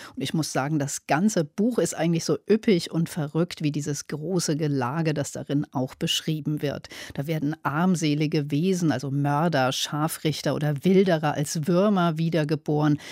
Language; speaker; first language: German; native; German